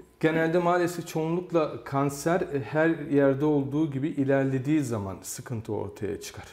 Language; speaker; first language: Turkish; early bilingual, heritage; Turkish